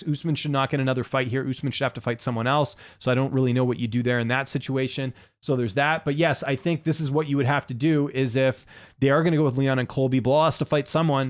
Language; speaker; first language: English; native; English